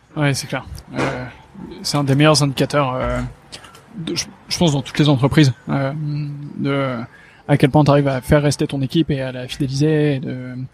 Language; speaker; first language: French; native; French